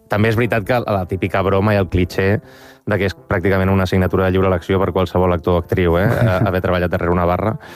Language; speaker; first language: Catalan; native; Catalan